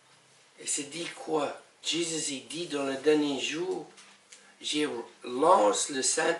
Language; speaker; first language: French; non-native, learner; English